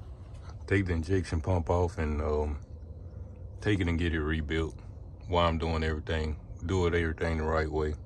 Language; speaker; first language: English; native; English